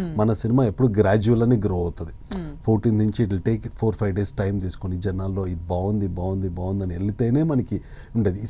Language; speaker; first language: Telugu; native; Telugu